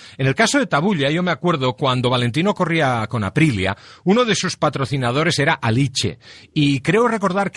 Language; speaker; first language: Spanish; non-native, local second language; Catalan